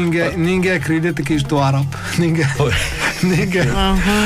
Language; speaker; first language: Portuguese; non-native, learner; Arabic